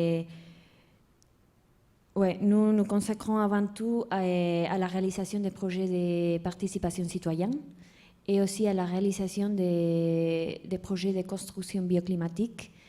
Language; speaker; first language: French; non-native, fluent; Spanish